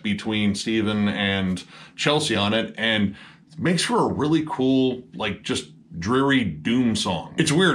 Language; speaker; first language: English; native; English